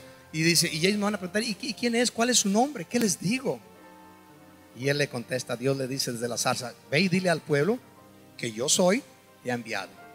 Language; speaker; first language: Spanish; native; Spanish